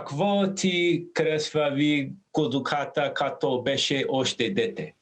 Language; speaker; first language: Bulgarian; non-native, learner; English